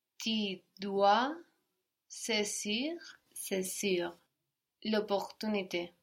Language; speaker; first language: French; non-native, learner; English